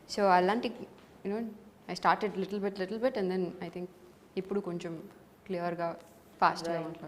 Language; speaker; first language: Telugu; non-native, learner; Tamil